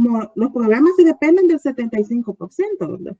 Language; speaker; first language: Spanish; native; Spanish